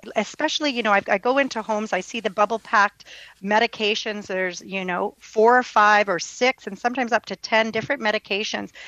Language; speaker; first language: English; native; English